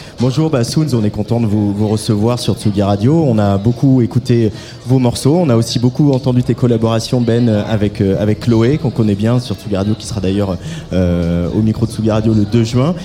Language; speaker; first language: French; native; French